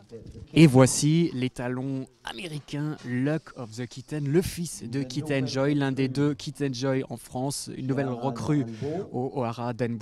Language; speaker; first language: French; native; French